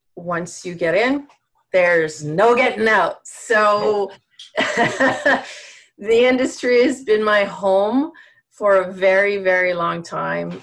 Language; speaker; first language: English; native; English